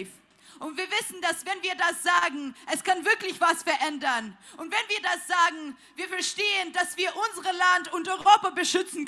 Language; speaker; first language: German; non-native, fluent; Ukrainian